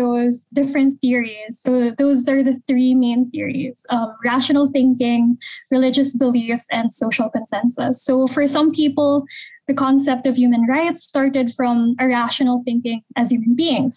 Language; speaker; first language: English; non-native, local second language; Hiligaynon